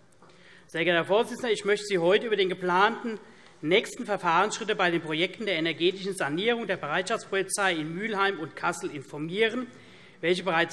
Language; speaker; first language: German; native; German